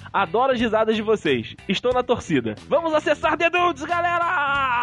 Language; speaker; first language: Portuguese; native; Portuguese